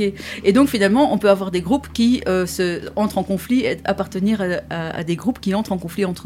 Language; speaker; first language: French; native; French